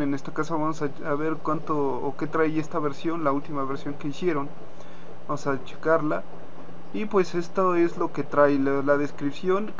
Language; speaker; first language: Spanish; native; Spanish